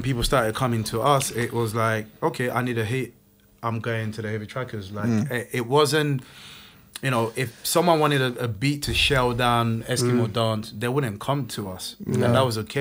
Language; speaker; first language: English; non-native, fluent; French